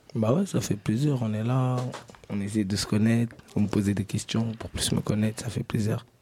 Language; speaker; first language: French; native; French